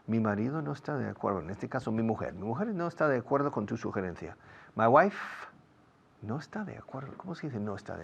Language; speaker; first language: Spanish; non-native, fluent; English